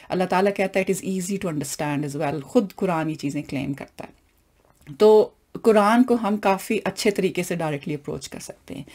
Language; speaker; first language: Urdu; non-native, local second language; Punjabi